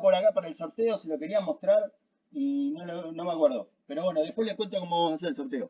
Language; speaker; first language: Spanish; native; Spanish